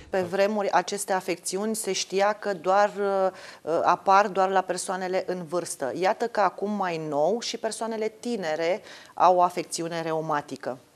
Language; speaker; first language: Romanian; native; Romanian